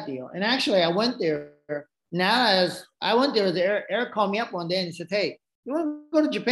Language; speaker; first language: English; non-native, fluent; Japanese